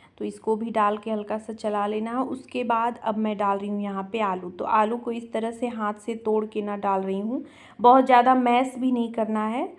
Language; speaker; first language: Hindi; native; Hindi